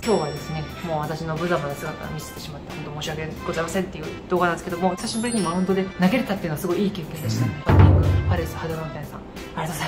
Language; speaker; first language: Japanese; native; Japanese